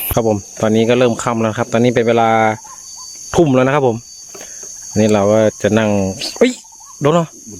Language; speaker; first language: Thai; native; Thai